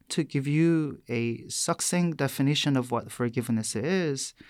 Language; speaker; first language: English; non-native, fluent; Korean